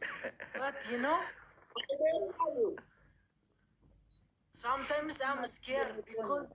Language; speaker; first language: English; non-native, learner; Amharic